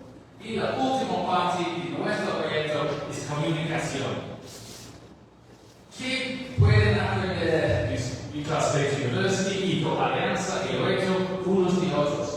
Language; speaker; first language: Spanish; non-native, learner; English